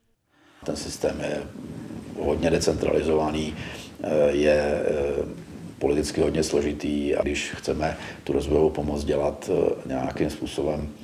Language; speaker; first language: Czech; native; Czech